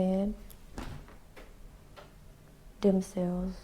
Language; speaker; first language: English; non-native, learner; Thai